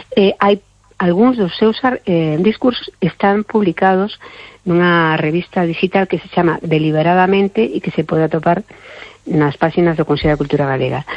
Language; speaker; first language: Galician; non-native, local second language; Spanish